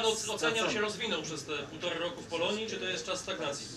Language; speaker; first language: Polish; native; Polish